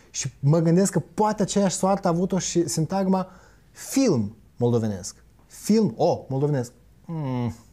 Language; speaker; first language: Romanian; native; Romanian